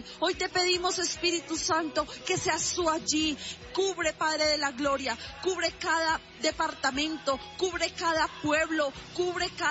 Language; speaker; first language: Spanish; native; Spanish